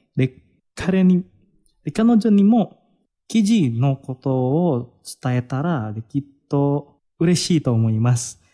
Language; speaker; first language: Japanese; non-native, fluent; Indonesian